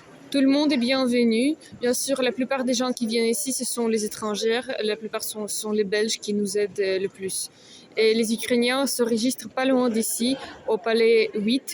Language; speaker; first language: French; non-native, fluent; Ukrainian